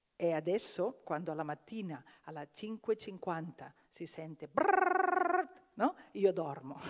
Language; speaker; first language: Italian; non-native, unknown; Catalan